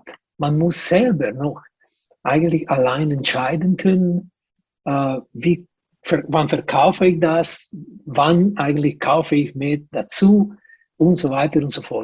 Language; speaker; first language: German; non-native, local second language; Italian